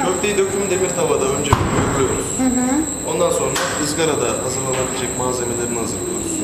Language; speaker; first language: Turkish; native; Turkish